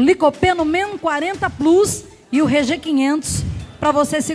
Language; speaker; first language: Portuguese; native; Portuguese